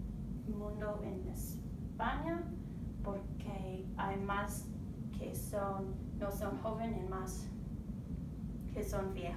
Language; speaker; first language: Spanish; non-native, learner; English